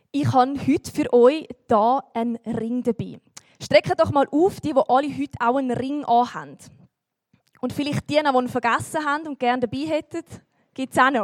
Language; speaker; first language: German; native; German